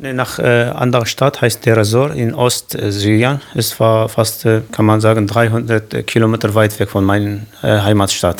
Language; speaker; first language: German; non-native, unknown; Kurdish